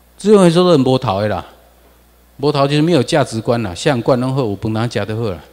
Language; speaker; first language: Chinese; non-native, local second language; Min Nan Chinese